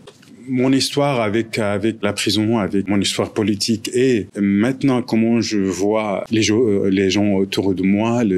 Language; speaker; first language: French; non-native, fluent; Arabic